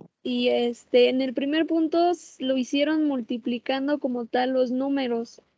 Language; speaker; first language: Spanish; native; Spanish